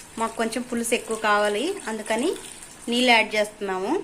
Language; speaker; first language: Telugu; native; Telugu